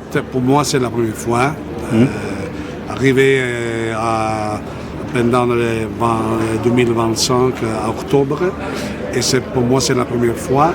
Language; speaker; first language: French; non-native, fluent; Italian